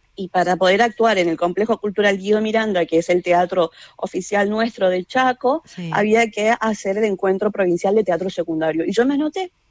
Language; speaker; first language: Spanish; native; Spanish